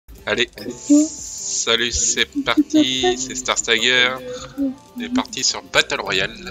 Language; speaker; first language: French; native; French